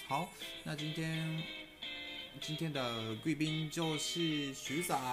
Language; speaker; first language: Chinese; non-native, learner; Japanese